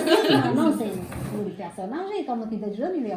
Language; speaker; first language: French; non-native, fluent; Khmer